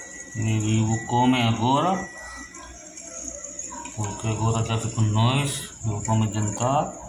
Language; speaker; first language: Portuguese; non-native, learner; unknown